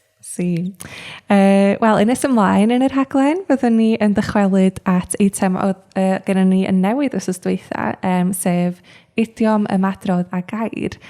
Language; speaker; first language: Welsh; native; Welsh